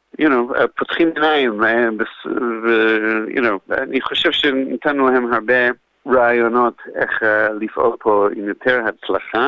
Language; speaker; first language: Hebrew; non-native, fluent; English